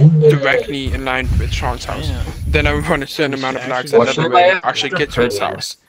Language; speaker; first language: English; native; English